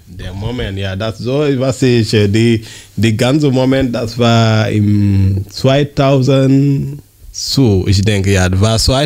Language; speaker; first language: German; non-native, learner; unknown